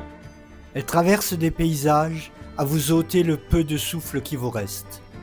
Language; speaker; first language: French; native; French